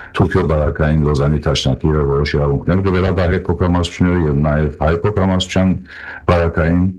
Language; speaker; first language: Armenian; early bilingual, heritage; Armenian